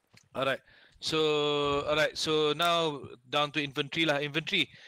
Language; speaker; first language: English; non-native, local second language; Malay